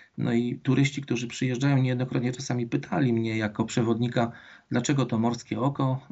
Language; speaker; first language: Polish; native; Polish